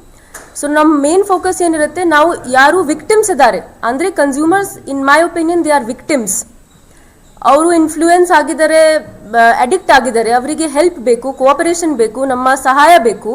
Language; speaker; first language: Kannada; non-native, local second language; Hindi